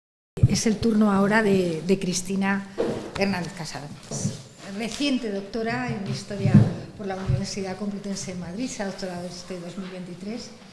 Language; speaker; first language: Spanish; native; Spanish